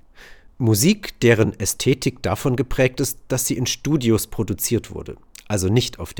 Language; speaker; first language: German; native; German